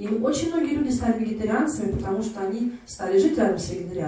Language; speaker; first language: Russian; native; Russian